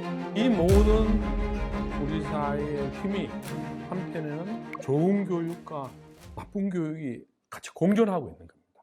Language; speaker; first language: Korean; native; Korean